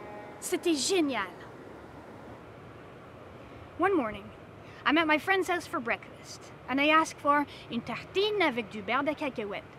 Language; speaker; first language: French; non-native, fluent; English